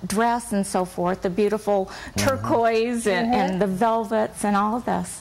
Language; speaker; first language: English; native; English